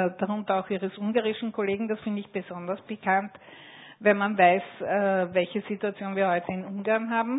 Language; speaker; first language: German; native; German